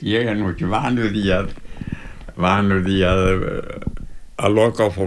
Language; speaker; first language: Icelandic; native; Icelandic